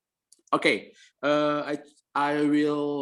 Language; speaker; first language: English; non-native, learner; Indonesian